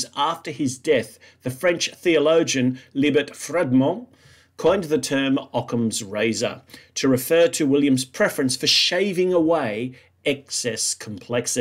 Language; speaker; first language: English; native; English